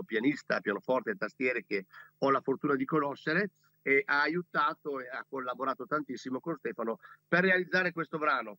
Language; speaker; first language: Italian; native; Italian